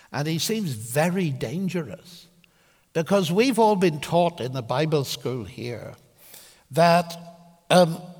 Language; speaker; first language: English; native; English